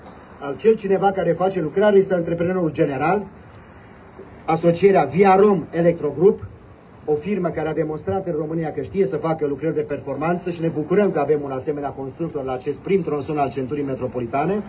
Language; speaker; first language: Romanian; native; Romanian